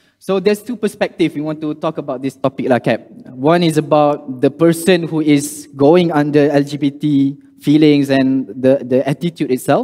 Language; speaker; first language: English; non-native, local second language; Malay